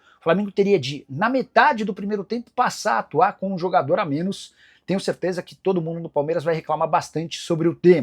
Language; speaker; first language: Portuguese; native; Portuguese